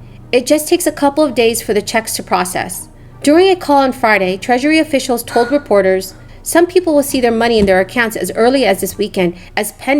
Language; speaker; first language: English; native; English